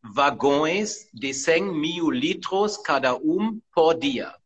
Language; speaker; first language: Portuguese; non-native, learner; German